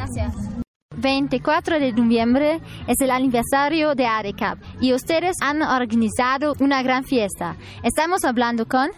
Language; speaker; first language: Spanish; non-native, learner; German